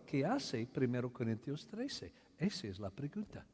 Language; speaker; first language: Spanish; non-native, learner; English